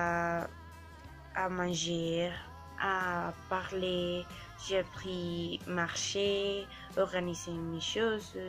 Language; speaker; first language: French; non-native, learner; Spanish